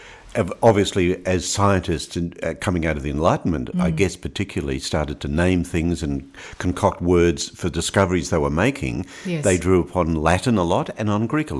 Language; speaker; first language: English; native; English